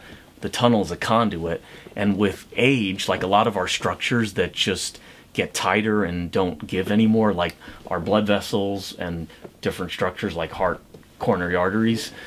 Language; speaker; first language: English; native; English